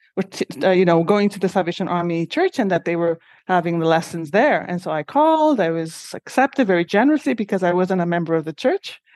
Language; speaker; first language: English; non-native, fluent; Spanish